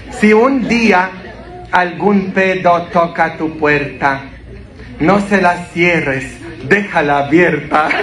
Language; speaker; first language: Spanish; non-native, fluent; Polish